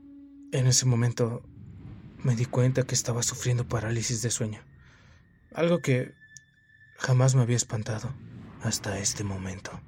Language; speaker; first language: Spanish; native; Spanish